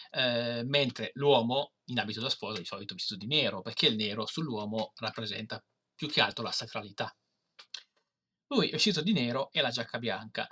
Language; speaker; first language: Italian; native; Italian